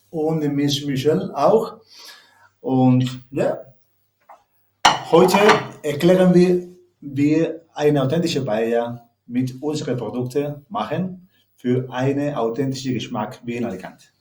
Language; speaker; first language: German; non-native, learner; Spanish